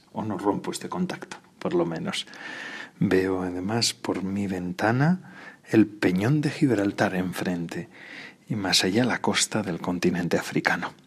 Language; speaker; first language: Spanish; native; Spanish